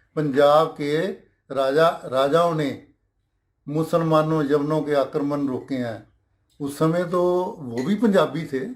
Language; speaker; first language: Hindi; non-native, local second language; Punjabi